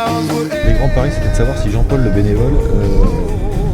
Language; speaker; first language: French; native; French